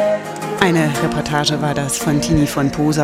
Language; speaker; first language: German; native; German